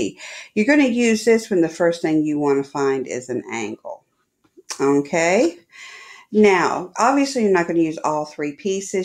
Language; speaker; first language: English; native; English